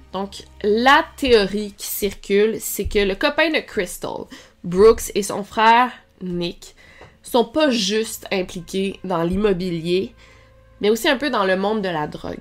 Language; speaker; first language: French; native; French